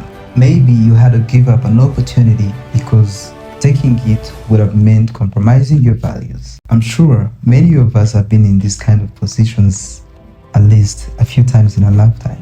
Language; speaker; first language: English; non-native, local second language; Kinyarwanda